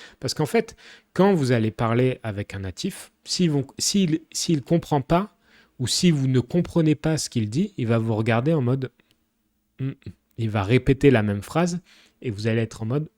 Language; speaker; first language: French; native; French